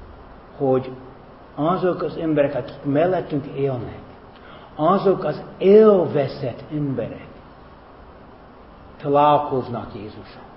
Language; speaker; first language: Hungarian; non-native, fluent; English